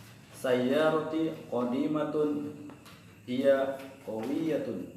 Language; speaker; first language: Arabic; non-native, learner; Indonesian